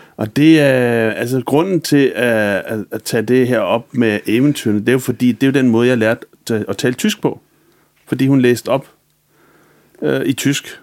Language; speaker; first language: Danish; native; Danish